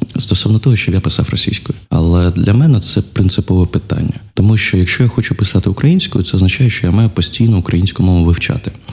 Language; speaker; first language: Ukrainian; non-native, local second language; Russian